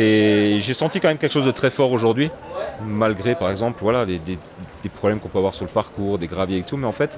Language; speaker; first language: French; native; French